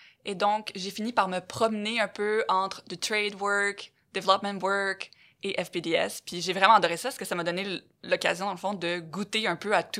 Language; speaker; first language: French; native; French